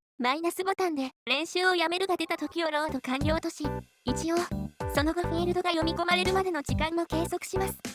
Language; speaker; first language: Japanese; native; Japanese